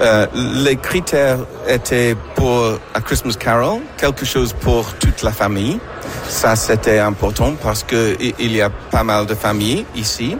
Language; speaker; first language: French; non-native, fluent; English